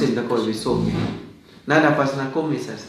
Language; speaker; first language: Russian; non-native, fluent; Thai